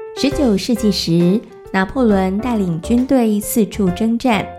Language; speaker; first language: Chinese; native; Chinese